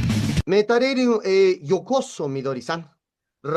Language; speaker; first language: Japanese; non-native, learner; Spanish